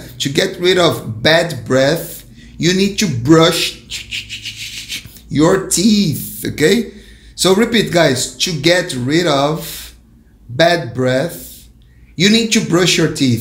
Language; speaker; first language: English; non-native, fluent; Portuguese